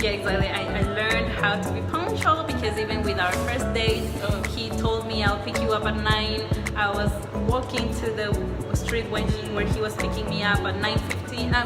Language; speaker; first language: English; non-native, fluent; Spanish